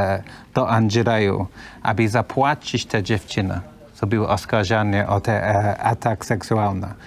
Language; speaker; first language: Polish; non-native, learner; English